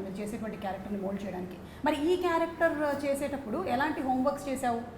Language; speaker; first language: Telugu; native; Telugu